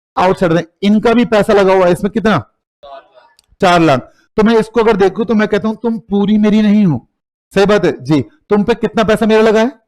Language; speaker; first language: Hindi; native; Hindi